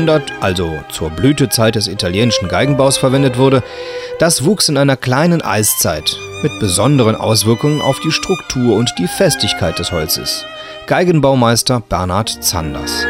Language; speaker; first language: German; native; German